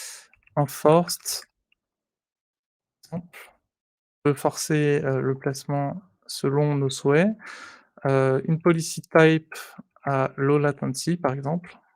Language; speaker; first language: French; native; French